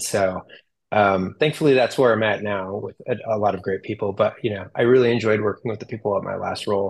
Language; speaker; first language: English; native; English